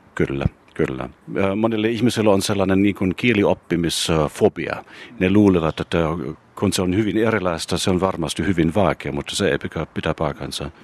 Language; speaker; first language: Finnish; non-native, fluent; German